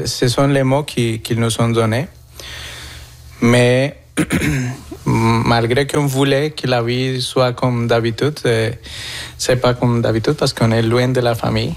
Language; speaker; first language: French; non-native, fluent; Spanish